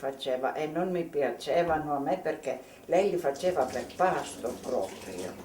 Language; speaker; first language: Italian; non-native, local second language; Slovenian